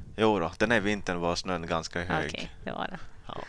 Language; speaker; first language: Swedish; early bilingual, other home language; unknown